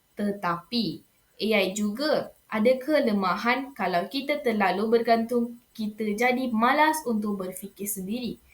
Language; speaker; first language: Malay; non-native, local second language; Tamil